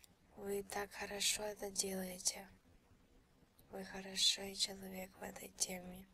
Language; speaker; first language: Russian; early bilingual, heritage; Russian